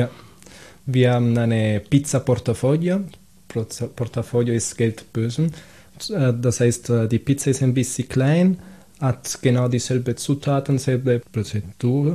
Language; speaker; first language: German; non-native, fluent; Italian